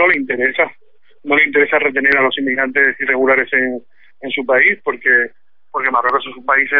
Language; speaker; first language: Spanish; native; Spanish